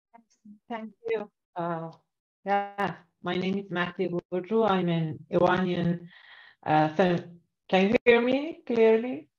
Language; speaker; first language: English; non-native, learner; Persian